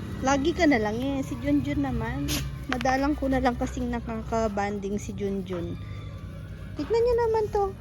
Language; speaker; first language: Filipino; native; Filipino